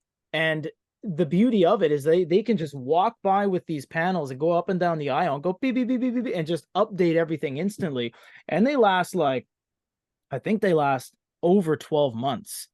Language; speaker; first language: English; native; English